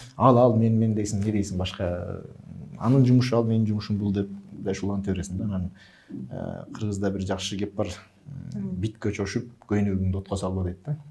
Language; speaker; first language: Kyrgyz; native; Kyrgyz